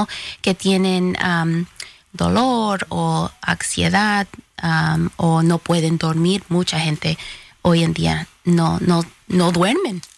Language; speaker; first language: Spanish; early bilingual, heritage; Spanish